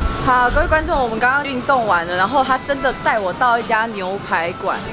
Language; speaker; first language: Chinese; native; Chinese